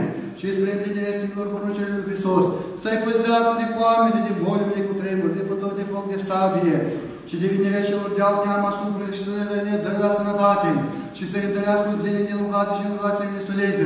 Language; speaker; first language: Romanian; native; Romanian